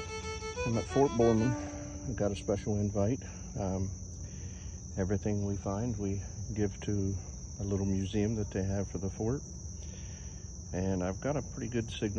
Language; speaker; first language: English; native; English